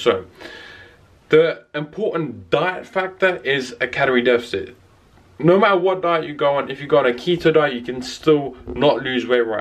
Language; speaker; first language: English; native; English